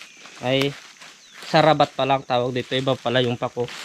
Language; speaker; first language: Filipino; non-native, local second language; Iloko